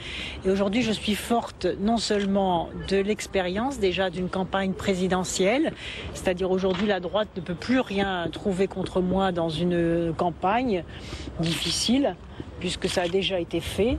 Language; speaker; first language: French; native; French